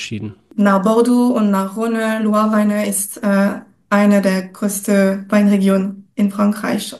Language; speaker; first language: German; non-native, fluent; French